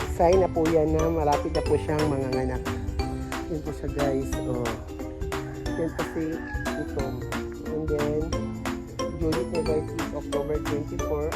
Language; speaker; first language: Filipino; non-native, local second language; Cebuano